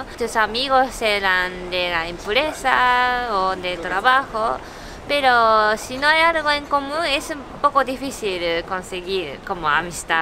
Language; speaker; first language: Spanish; non-native, learner; Japanese